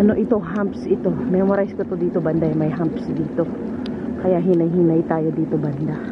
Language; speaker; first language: Filipino; non-native, local second language; Pampanga